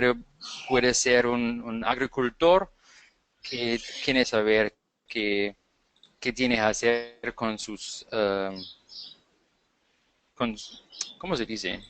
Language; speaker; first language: Spanish; non-native, fluent; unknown